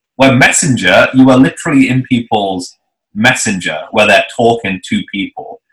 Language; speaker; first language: English; native; English